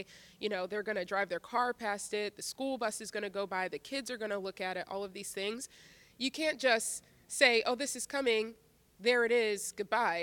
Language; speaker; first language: English; native; English